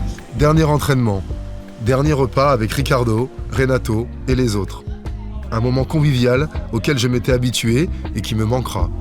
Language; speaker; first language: French; native; French